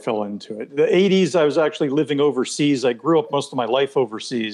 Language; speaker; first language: English; non-native, fluent; Hebrew